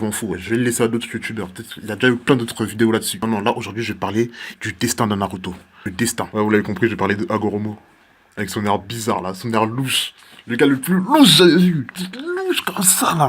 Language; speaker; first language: French; native; French